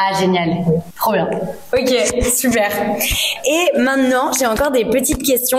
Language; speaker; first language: French; native; French